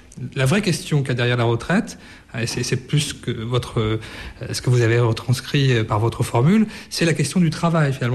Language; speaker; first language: French; native; French